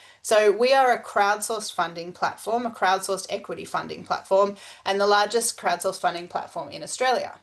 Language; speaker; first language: English; native; English